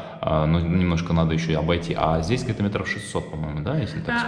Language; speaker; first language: Russian; native; Russian